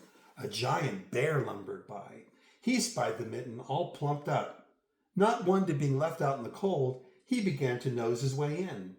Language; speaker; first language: English; native; English